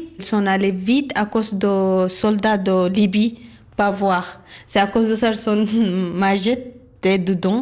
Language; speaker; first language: French; non-native, learner; Arabic